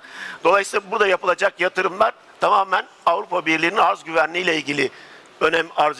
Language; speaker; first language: Turkish; native; Turkish